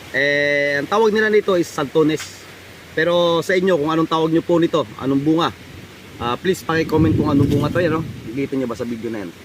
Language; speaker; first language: Filipino; native; Filipino